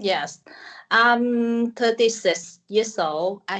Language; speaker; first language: English; non-native, learner; Vietnamese